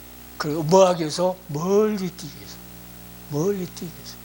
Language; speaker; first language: Korean; native; Korean